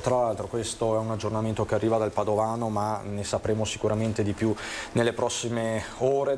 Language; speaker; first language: Italian; native; Italian